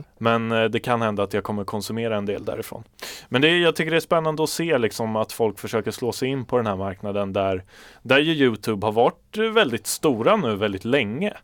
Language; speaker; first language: Swedish; native; Swedish